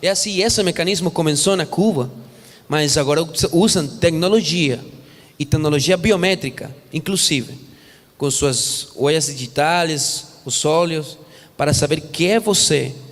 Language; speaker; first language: Portuguese; non-native, fluent; Spanish